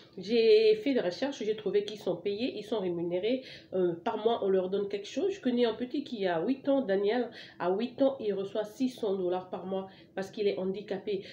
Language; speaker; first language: French; non-native, local second language; Lingala